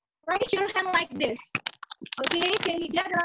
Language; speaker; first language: English; non-native, learner; Indonesian